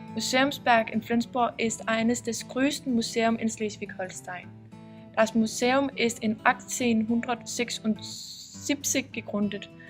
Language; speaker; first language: German; non-native, learner; Danish